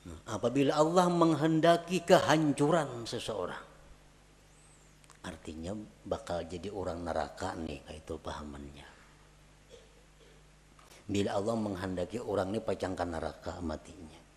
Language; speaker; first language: Indonesian; non-native, local second language; Banjar